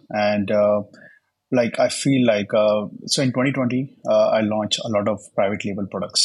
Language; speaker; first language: English; non-native, local second language; Hindi